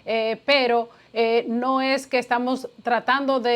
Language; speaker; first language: Spanish; native; Spanish